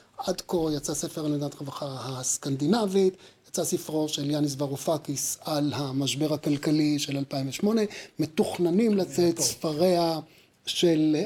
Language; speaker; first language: Hebrew; native; Hebrew